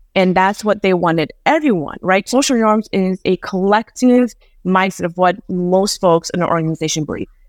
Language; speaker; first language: English; early bilingual, other home language; Persian